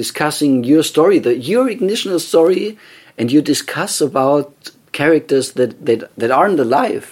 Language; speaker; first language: English; non-native, fluent; German